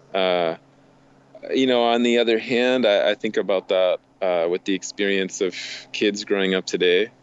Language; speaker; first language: English; native; English